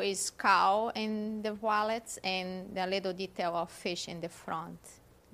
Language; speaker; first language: English; non-native, fluent; German